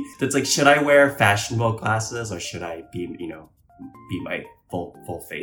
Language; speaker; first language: English; non-native, local second language; Cantonese